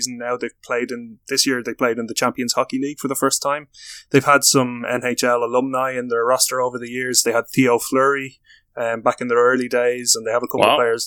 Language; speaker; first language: English; native; English